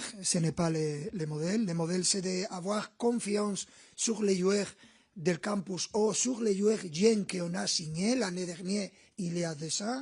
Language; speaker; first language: French; non-native, fluent; Spanish